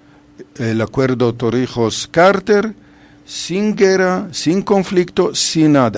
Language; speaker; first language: Spanish; non-native, fluent; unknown